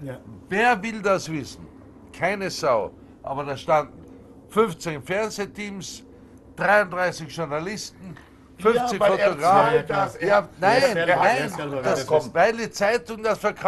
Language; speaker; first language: German; native; German